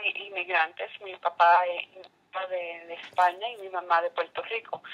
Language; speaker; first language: Spanish; early bilingual, heritage; Spanish